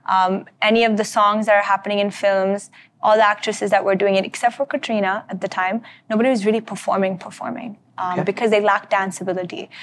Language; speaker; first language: English; native; English